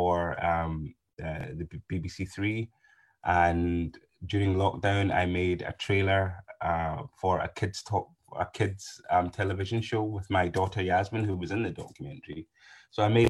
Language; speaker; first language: English; native; English